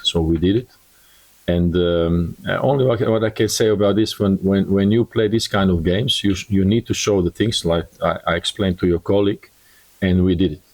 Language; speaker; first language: English; non-native, learner; Croatian